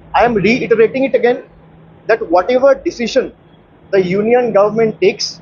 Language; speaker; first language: Hindi; non-native, local second language; Bangla